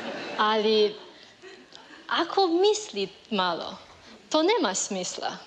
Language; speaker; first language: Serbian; non-native, learner; Chinese